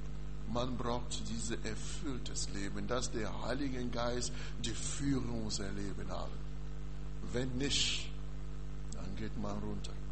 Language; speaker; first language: German; non-native, learner; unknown